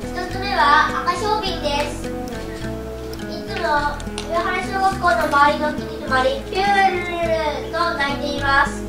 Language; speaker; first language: Japanese; native; Japanese